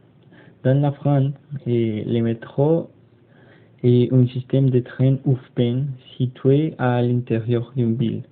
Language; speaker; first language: French; non-native, learner; Spanish